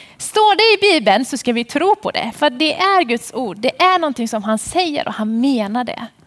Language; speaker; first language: Swedish; non-native, fluent; Persian